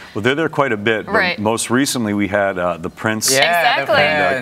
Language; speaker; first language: English; native; English